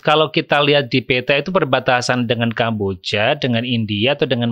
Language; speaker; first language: Indonesian; native; Indonesian